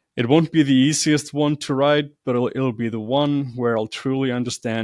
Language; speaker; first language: English; non-native, fluent; Icelandic